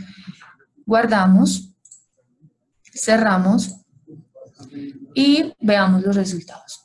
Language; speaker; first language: Spanish; native; Spanish